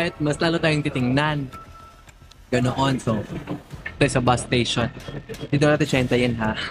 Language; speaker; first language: Filipino; non-native, local second language; Cebuano